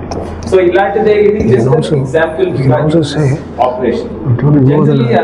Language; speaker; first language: Telugu; native; Telugu